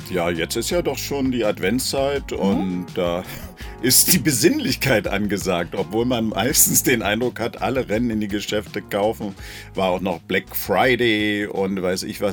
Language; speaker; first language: German; native; German